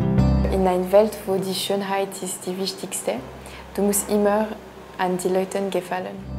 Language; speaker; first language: German; non-native, local second language; French